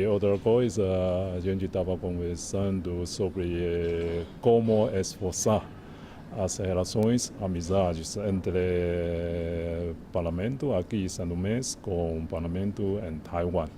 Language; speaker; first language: Portuguese; non-native, fluent; Chinese